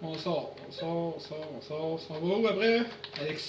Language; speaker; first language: French; native; French